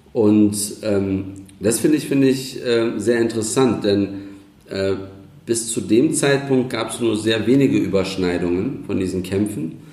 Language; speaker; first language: German; early bilingual, other home language; Turkish